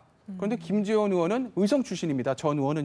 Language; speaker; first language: Korean; native; Korean